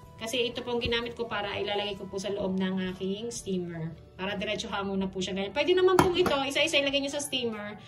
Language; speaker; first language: Filipino; native; Filipino